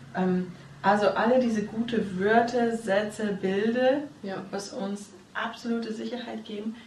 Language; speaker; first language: German; non-native, fluent; English